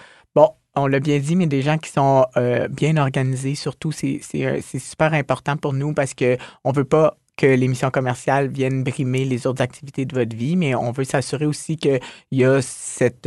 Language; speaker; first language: French; native; French